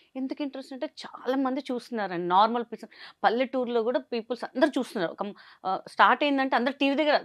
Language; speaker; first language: Telugu; non-native, local second language; Hindi